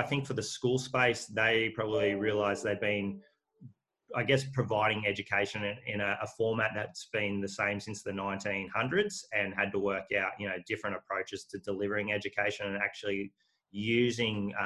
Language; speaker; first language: English; native; English